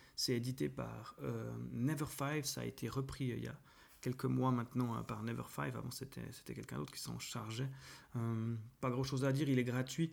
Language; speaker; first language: French; native; French